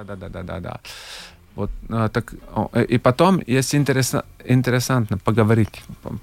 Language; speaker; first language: Russian; non-native, local second language; Latvian